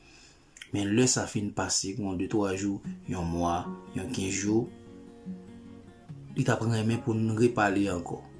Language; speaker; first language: French; non-native, local second language; Haitian Creole